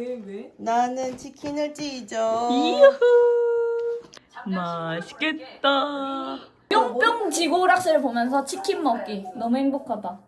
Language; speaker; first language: Korean; native; Korean